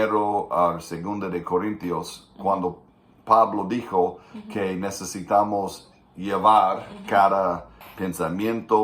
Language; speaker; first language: Spanish; non-native, fluent; English